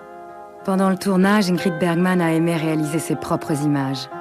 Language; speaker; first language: French; native; French